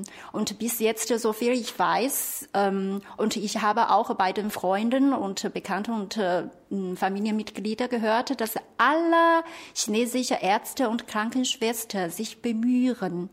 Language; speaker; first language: German; non-native, fluent; Chinese